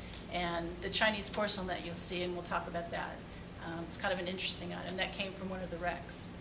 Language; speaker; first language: English; native; English